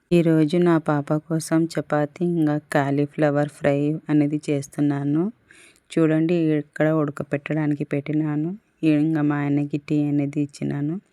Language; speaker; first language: Telugu; non-native, local second language; Urdu